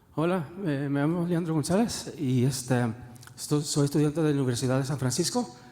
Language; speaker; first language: Spanish; early bilingual, heritage; Spanish